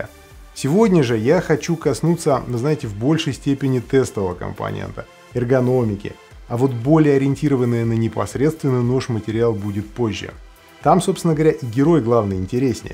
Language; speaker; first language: Russian; native; Russian